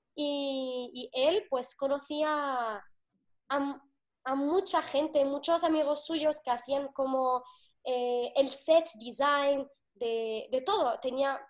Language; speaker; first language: Spanish; non-native, fluent; Arabic